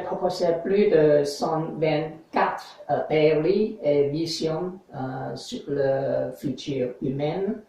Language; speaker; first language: French; non-native, learner; English